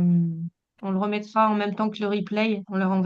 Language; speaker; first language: French; native; French